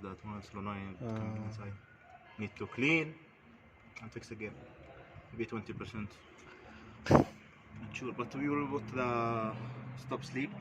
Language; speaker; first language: English; non-native, learner; Arabic